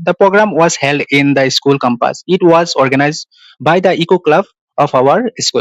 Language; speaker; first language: English; non-native, local second language; Assamese